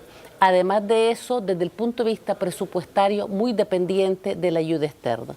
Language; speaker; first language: Spanish; native; Spanish